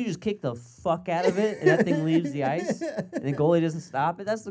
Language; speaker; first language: English; native; English